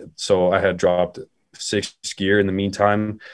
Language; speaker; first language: English; native; English